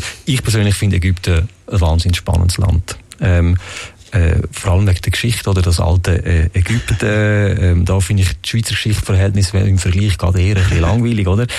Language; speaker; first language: German; native; German